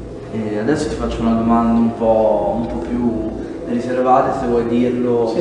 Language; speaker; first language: Italian; native; Italian